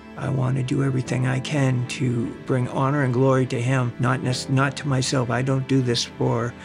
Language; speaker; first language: English; native; English